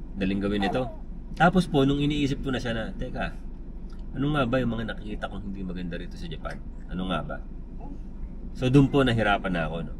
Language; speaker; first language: Filipino; native; Filipino